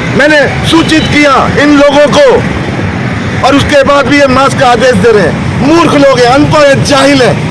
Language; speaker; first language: Hindi; native; Hindi